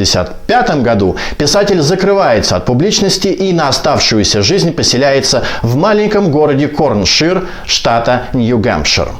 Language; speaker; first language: Russian; native; Russian